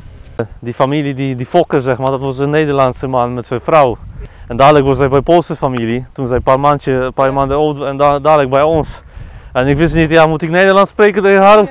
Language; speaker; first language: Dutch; non-native, learner; Polish